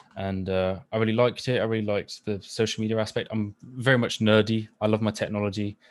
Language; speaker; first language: English; native; English